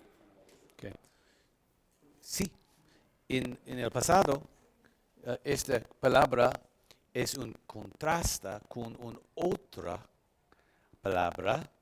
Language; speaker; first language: Spanish; non-native, learner; English